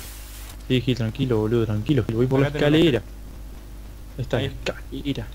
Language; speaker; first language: Spanish; native; Spanish